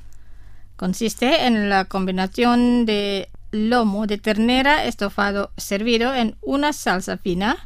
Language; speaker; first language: Spanish; non-native, fluent; Indonesian